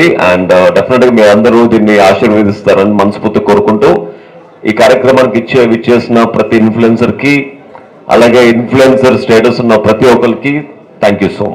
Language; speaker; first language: Telugu; native; Telugu